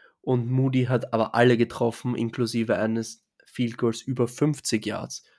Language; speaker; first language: German; native; German